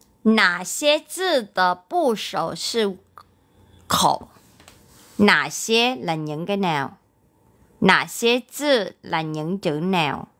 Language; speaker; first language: Chinese; non-native, learner; Vietnamese